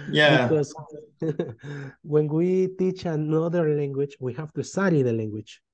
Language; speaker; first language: English; non-native, fluent; Spanish